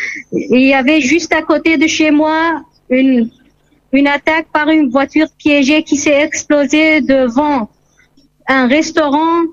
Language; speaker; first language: French; non-native, fluent; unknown